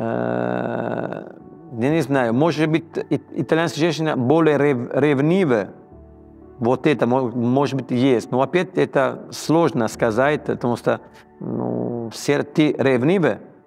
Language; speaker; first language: Russian; non-native, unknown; Italian